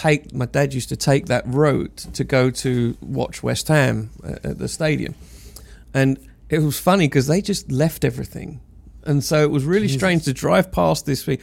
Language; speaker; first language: English; native; English